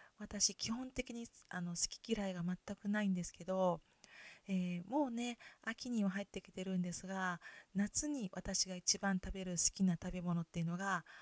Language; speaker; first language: Japanese; native; Japanese